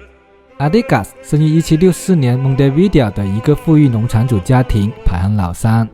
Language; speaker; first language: Chinese; native; Chinese